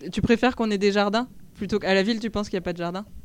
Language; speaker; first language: French; native; French